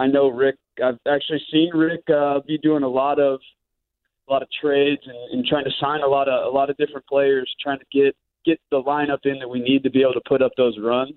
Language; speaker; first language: English; native; English